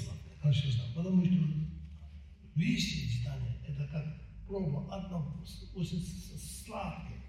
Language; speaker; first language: Russian; non-native, learner; Tibetan